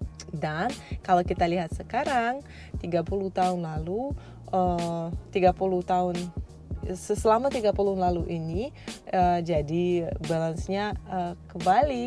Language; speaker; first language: Indonesian; non-native, fluent; Russian